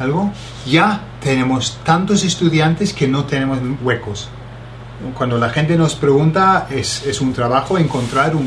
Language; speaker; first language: Spanish; non-native, fluent; English